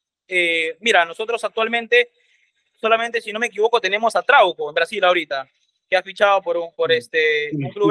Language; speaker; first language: Spanish; native; Spanish